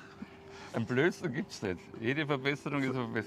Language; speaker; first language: German; native; German